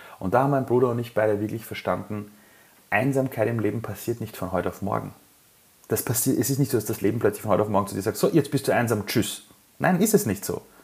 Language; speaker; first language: German; early bilingual, other home language; Persian